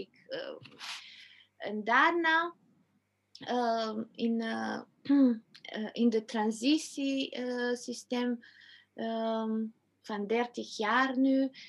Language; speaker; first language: Dutch; non-native, fluent; Romanian